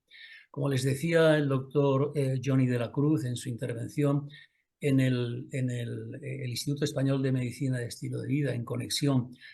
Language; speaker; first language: Spanish; native; Spanish